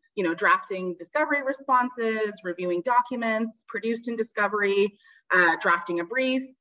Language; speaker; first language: English; native; English